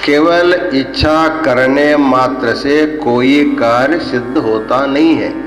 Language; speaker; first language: Hindi; non-native, local second language; Kannada